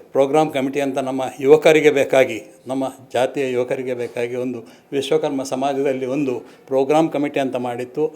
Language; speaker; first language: Kannada; native; Kannada